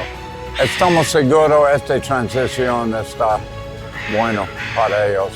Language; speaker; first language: Spanish; non-native, learner; English